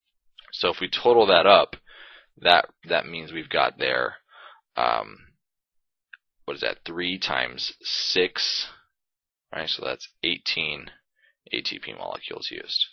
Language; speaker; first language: English; native; English